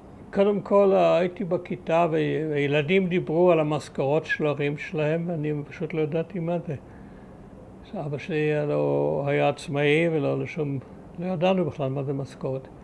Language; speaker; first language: Hebrew; early bilingual, other home language; German